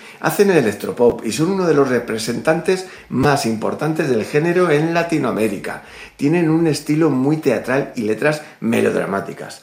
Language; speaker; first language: Spanish; native; Spanish